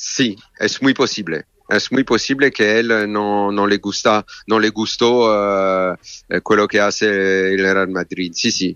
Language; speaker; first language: Spanish; non-native, learner; French